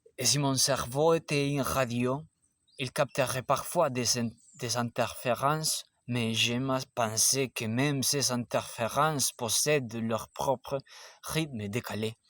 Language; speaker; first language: French; non-native, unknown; Spanish